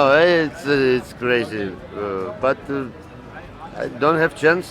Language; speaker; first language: English; non-native, learner; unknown